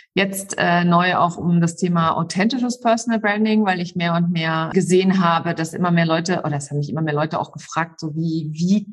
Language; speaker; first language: German; native; German